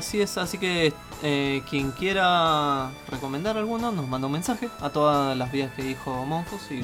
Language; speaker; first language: Spanish; native; Spanish